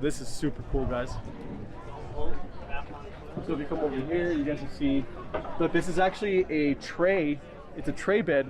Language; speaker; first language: English; native; English